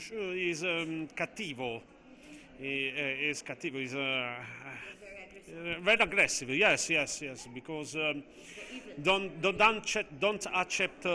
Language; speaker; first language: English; non-native, learner; Italian